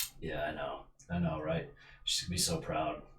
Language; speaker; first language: English; native; English